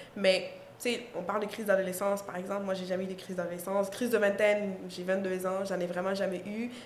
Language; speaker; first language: French; non-native, local second language; Mossi